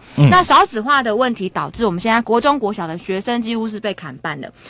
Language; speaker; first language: Chinese; native; Chinese